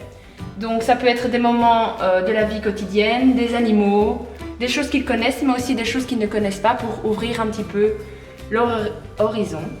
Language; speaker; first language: French; native; French